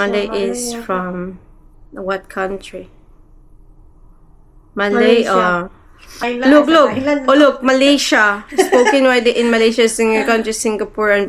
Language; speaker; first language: English; non-native, local second language; Cebuano